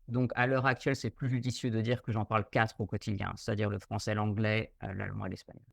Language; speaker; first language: French; native; French